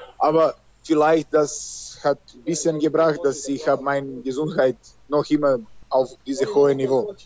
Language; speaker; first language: German; non-native, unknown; Serbian